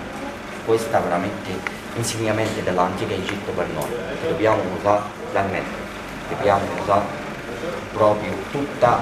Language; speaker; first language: Italian; non-native, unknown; Arabic